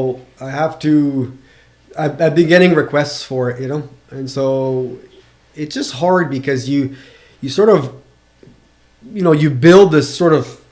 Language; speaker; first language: English; non-native, local second language; French